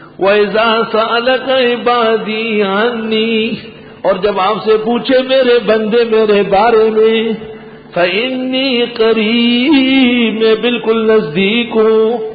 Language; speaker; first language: Urdu; non-native, local second language; Pashto